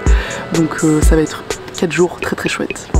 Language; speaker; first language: French; native; French